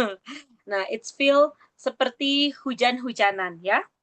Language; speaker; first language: Indonesian; native; Indonesian